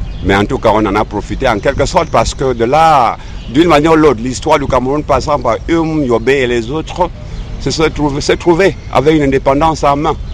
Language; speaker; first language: French; non-native, local second language; English